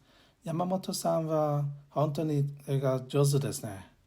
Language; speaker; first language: Japanese; non-native, learner; English